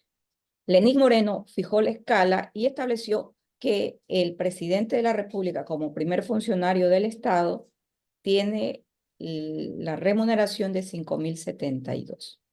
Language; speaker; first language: Spanish; native; Spanish